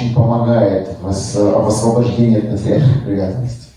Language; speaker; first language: Russian; native; Russian